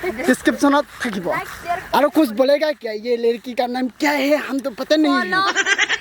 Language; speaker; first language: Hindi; non-native, local second language; Assamese